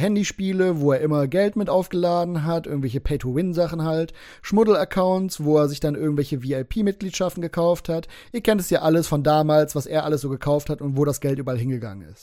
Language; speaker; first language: German; native; German